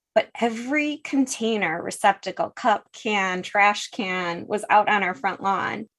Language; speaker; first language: English; native; English